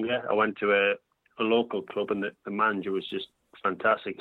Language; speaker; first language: English; native; English